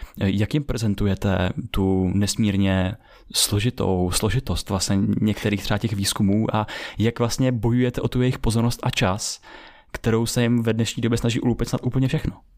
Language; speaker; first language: Czech; native; Czech